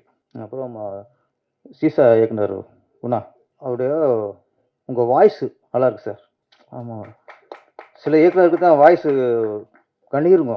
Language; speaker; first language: Tamil; native; Tamil